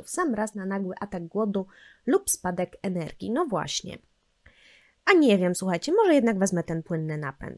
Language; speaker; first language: Polish; native; Polish